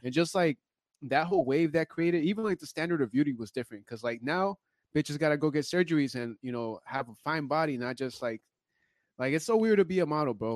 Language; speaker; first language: English; early bilingual, other home language; Spanish